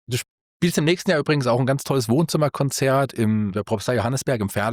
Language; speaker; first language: German; native; German